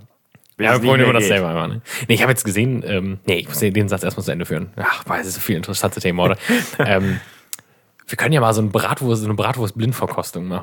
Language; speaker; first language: German; native; German